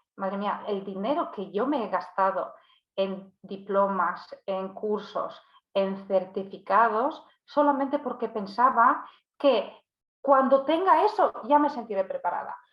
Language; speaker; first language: Spanish; non-native, fluent; Polish